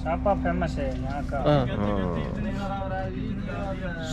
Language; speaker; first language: Hindi; non-native, local second language; Marwari